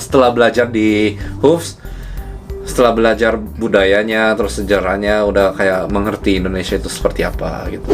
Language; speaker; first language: Indonesian; early bilingual, other home language; Korean